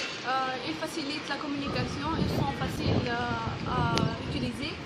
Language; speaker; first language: French; non-native, local second language; Arabic